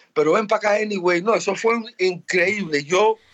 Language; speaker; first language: Spanish; early bilingual, heritage; Spanish